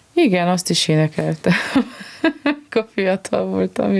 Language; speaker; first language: Hungarian; non-native, fluent; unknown